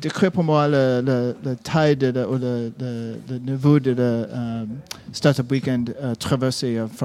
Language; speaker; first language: French; non-native, learner; English